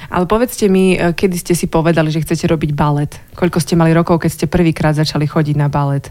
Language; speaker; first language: Slovak; native; Slovak